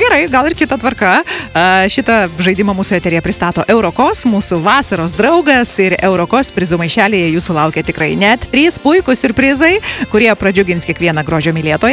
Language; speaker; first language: Lithuanian; native; Lithuanian